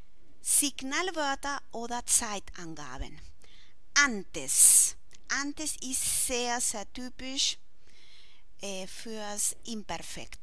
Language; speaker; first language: German; non-native, fluent; Spanish